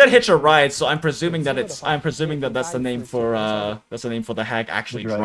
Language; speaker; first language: English; native; English